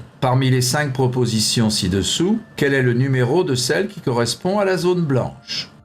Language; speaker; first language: French; native; French